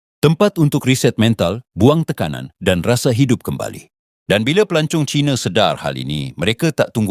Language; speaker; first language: Malay; native; Malay